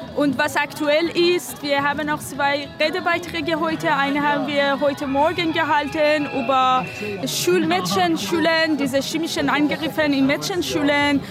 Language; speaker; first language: German; non-native, fluent; Persian